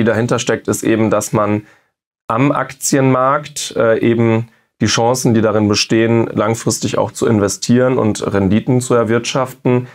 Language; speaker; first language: German; native; German